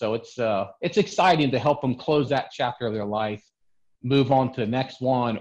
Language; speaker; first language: English; native; English